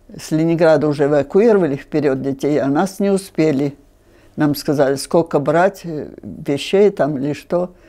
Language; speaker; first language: Russian; non-native, local second language; Finnish